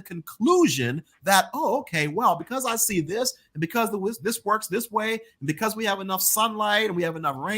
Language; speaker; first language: English; native; English